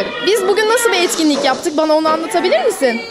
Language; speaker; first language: Turkish; native; Turkish